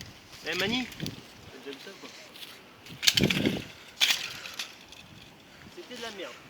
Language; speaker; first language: French; native; French